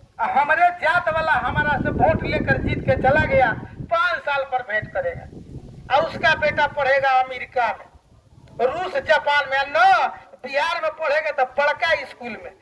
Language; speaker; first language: Hindi; native; Hindi